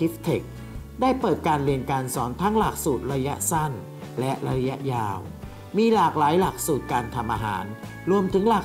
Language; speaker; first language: Thai; native; Thai